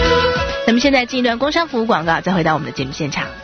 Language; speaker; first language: Chinese; native; Chinese